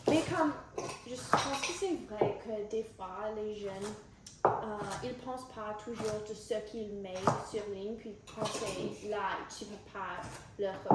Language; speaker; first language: French; non-native, local second language; English